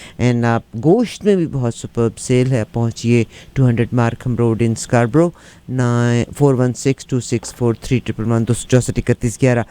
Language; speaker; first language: Urdu; native; Urdu